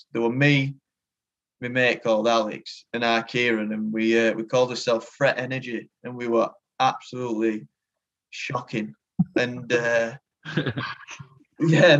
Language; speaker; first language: English; native; English